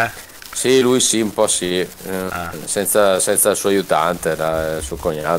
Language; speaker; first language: Italian; native; Italian